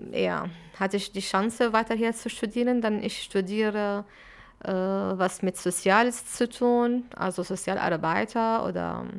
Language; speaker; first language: German; non-native, fluent; Arabic